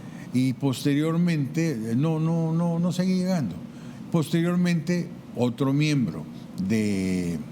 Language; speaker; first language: Spanish; native; Spanish